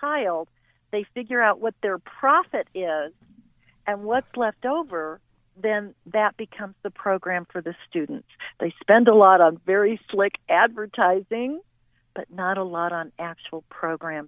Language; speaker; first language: English; native; English